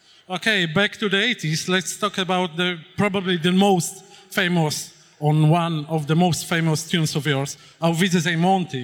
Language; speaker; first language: English; non-native, fluent; Polish